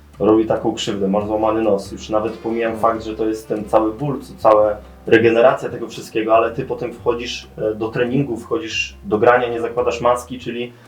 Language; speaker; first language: Polish; native; Polish